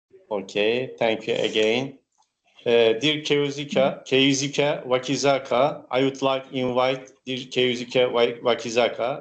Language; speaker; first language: English; non-native, learner; Turkish